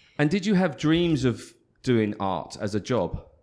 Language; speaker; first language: English; native; English